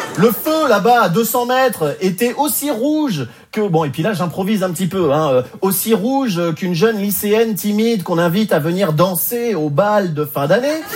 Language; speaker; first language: French; native; French